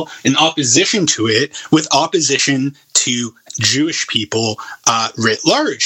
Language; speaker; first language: English; native; English